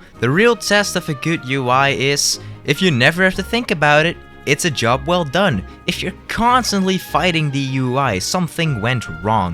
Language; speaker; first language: English; native; English